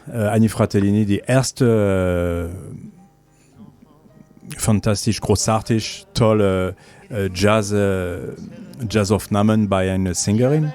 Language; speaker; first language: German; non-native, learner; French